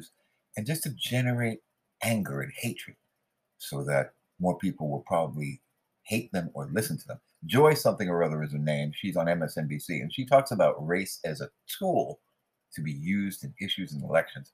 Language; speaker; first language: English; native; English